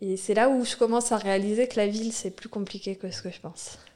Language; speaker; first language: French; native; French